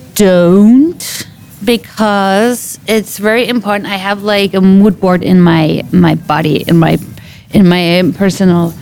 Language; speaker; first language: English; non-native, fluent; German